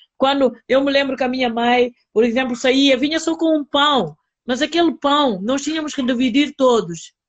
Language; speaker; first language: Portuguese; non-native, local second language; Upper Guinea Crioulo